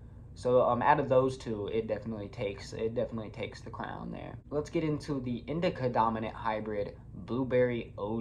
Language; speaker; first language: English; native; English